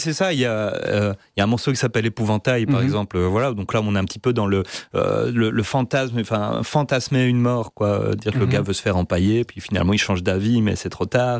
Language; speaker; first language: French; native; French